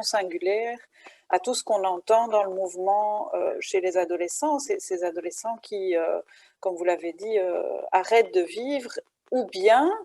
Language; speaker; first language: French; native; French